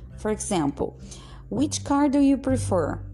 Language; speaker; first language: English; non-native, fluent; Portuguese